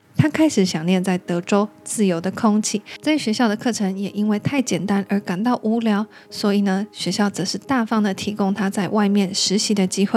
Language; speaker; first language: Chinese; native; Chinese